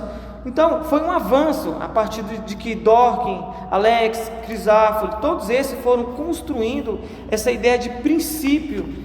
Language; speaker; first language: Portuguese; native; Portuguese